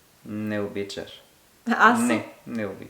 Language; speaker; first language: Bulgarian; non-native, learner; French